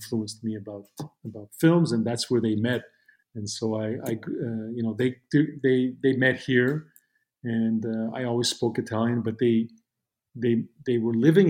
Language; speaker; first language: English; non-native, fluent; Italian